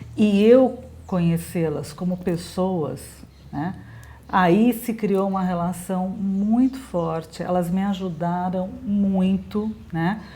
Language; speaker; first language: Portuguese; native; Portuguese